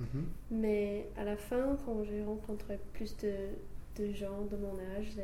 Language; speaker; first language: French; non-native, fluent; English